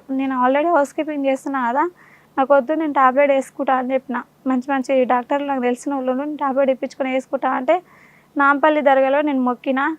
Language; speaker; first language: Telugu; non-native, local second language; Urdu